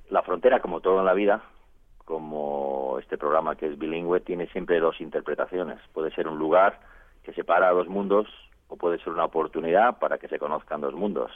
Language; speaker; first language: Spanish; native; Spanish